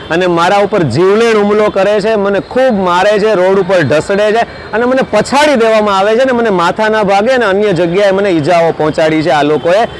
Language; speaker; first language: Gujarati; native; Gujarati